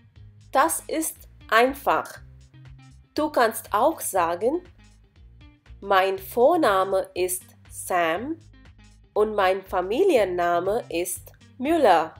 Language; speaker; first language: German; non-native, fluent; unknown